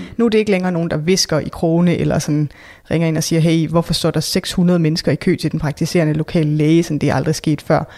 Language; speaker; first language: Danish; native; Danish